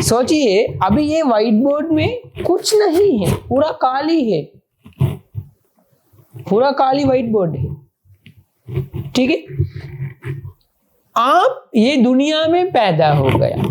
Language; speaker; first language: Hindi; non-native, fluent; Sinhala